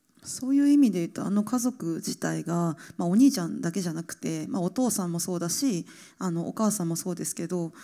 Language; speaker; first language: Japanese; native; Japanese